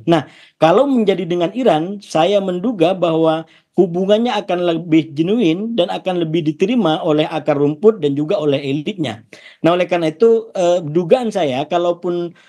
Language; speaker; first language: Indonesian; native; Indonesian